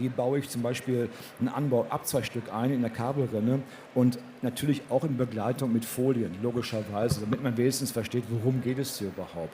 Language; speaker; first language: German; native; German